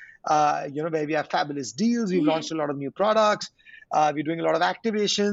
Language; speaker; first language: English; non-native, local second language; Hindi